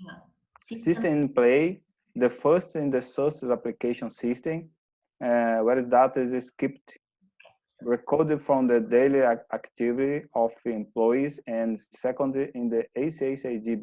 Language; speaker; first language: English; non-native, learner; Portuguese